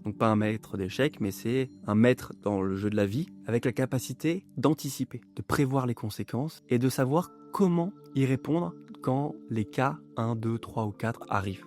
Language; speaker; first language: French; native; French